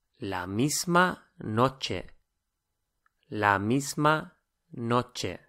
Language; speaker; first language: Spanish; non-native, fluent; English